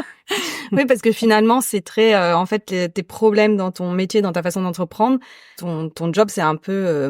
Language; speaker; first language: French; native; French